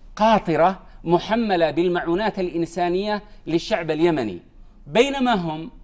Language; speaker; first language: Arabic; native; Arabic